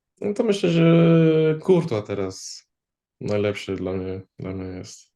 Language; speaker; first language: Polish; early bilingual, heritage; Polish